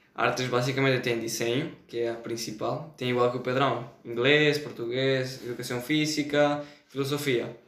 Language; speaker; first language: Portuguese; non-native, fluent; Spanish